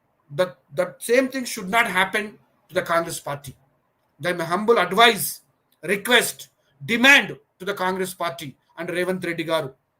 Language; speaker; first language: English; non-native, local second language; Telugu